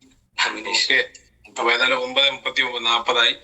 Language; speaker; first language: Malayalam; native; Malayalam